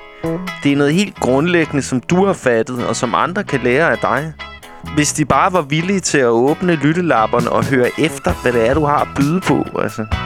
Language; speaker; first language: Danish; native; Danish